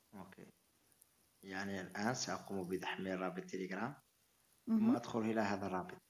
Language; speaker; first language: Arabic; native; Arabic